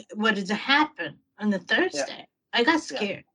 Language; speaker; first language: English; non-native, learner; Japanese